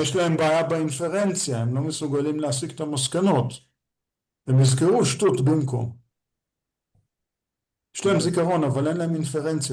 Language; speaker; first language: Hebrew; native; Hebrew